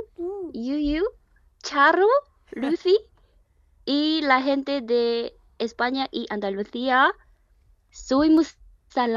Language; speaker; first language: Spanish; non-native, learner; Korean